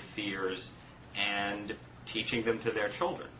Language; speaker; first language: English; native; English